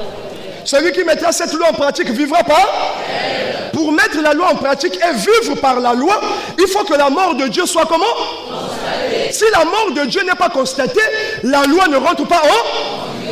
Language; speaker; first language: French; non-native, local second language; Lingala